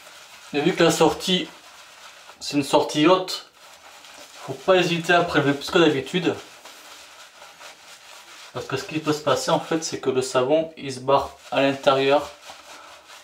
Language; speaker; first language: French; native; French